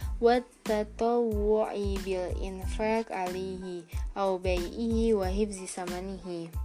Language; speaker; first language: Arabic; non-native, fluent; Indonesian